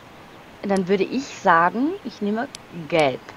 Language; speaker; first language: German; native; German